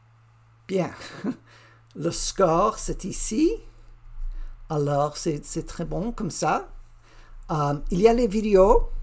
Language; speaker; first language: French; non-native, learner; English